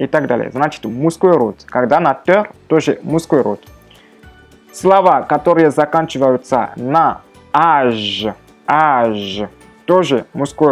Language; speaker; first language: Russian; non-native, fluent; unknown